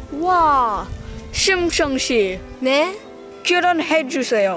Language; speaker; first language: Korean; non-native, learner; English